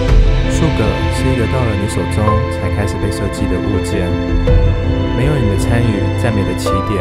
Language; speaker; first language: Chinese; native; Chinese